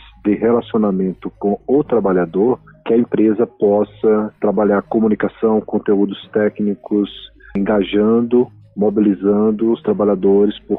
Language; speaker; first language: Portuguese; native; Portuguese